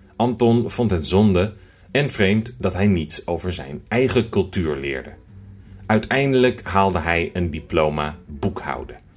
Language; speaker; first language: Dutch; native; Dutch